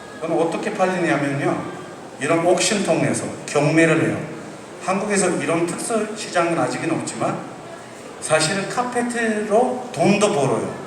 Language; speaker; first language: Korean; non-native, fluent; Turkish